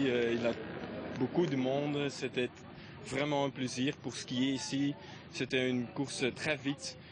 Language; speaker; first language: French; non-native, learner; Dutch